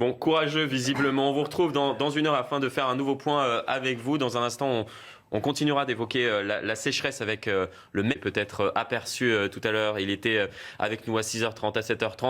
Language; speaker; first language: French; native; French